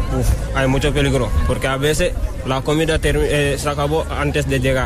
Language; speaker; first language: Spanish; non-native, learner; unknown